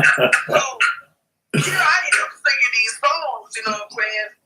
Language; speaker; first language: English; native; English